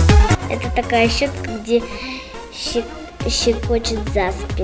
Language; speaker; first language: Russian; native; Russian